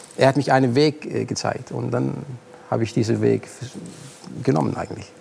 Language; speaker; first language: German; non-native, fluent; Arabic